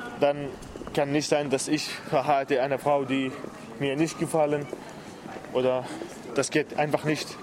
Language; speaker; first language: German; non-native, learner; Arabic